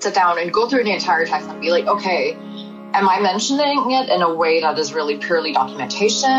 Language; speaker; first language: English; non-native, local second language; Cantonese